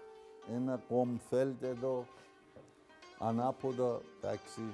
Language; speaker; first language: Greek; non-native, learner; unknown